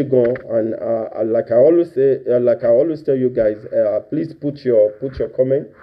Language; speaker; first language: English; non-native, local second language; Yoruba